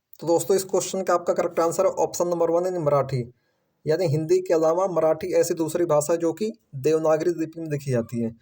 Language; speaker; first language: Hindi; native; Hindi